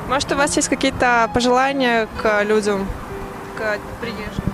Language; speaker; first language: Russian; native; Russian